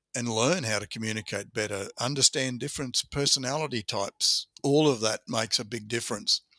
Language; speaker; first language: English; native; English